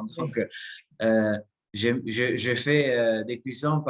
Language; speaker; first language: French; non-native, fluent; Italian